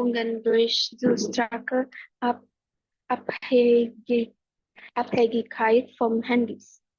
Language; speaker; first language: German; non-native, learner; Indonesian